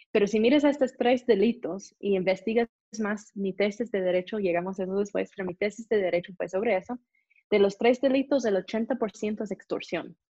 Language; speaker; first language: Spanish; non-native, fluent; English